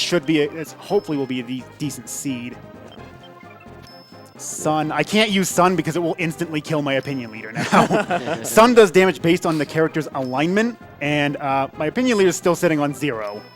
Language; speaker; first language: English; native; English